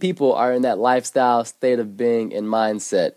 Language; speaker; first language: English; native; English